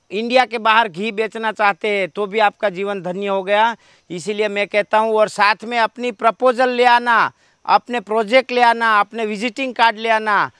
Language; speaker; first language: Hindi; non-native, local second language; Gujarati